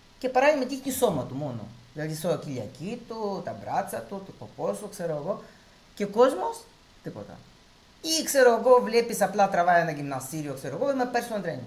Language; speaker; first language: Greek; non-native, fluent; Russian